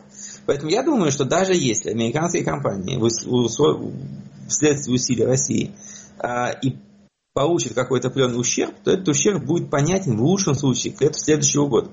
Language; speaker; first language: Russian; native; Russian